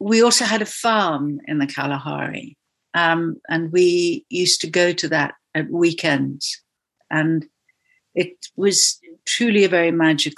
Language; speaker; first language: English; native; English